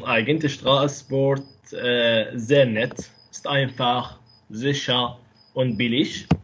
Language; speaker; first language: German; non-native, learner; Arabic